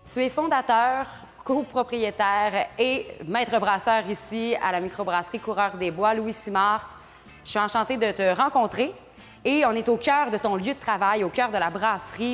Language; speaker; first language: French; native; French